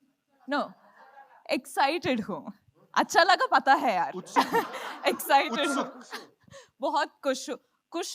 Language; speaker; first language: Hindi; non-native, local second language; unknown